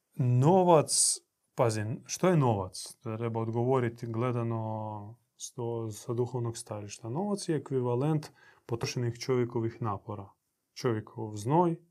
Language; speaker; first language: Croatian; native; Croatian